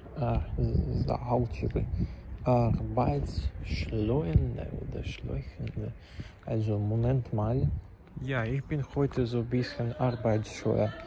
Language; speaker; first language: German; non-native, learner; Czech